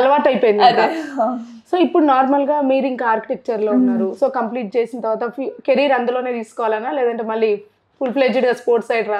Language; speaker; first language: Telugu; native; Telugu